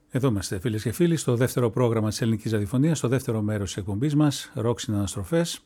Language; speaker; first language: Greek; native; Greek